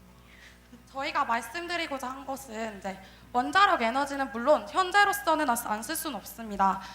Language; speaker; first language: Korean; native; Korean